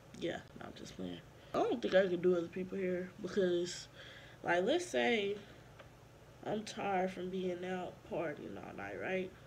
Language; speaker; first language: English; native; English